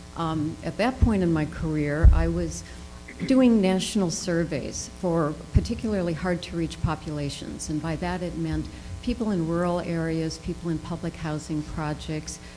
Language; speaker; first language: English; native; English